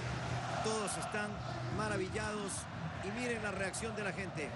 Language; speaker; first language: Spanish; native; Spanish